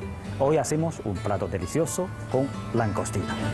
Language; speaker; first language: Spanish; non-native, fluent; Chinese